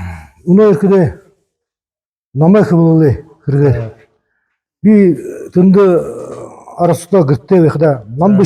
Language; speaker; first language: Mongolian; non-native, learner; Buriat